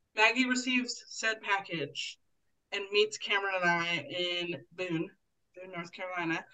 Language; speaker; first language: English; native; English